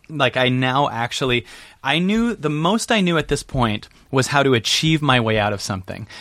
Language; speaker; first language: English; native; English